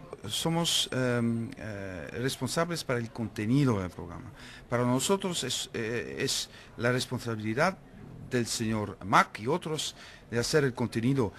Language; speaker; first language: Spanish; non-native, learner; Dutch